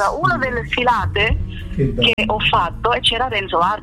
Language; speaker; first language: Italian; non-native, fluent; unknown